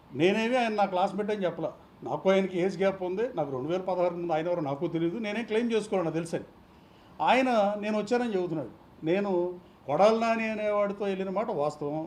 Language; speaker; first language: Telugu; native; Telugu